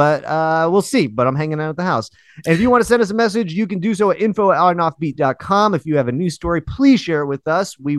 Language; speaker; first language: English; native; English